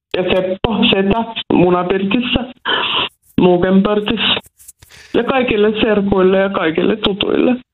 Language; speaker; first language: Finnish; non-native, local second language; Swedish